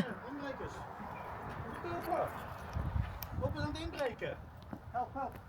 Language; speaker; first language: Dutch; native; Dutch